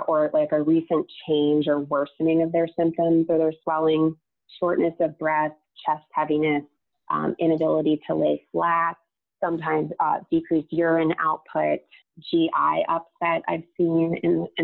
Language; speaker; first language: English; native; English